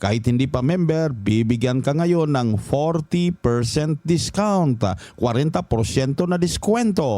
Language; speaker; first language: Filipino; native; Filipino